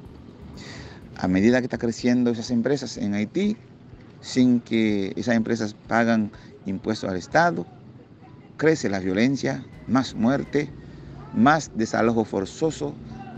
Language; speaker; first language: Spanish; non-native, fluent; Haitian Creole